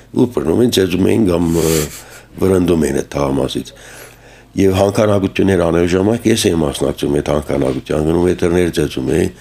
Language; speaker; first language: Armenian; early bilingual, heritage; Armenian